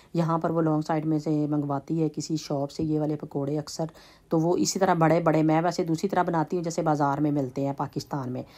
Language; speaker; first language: Urdu; native; Urdu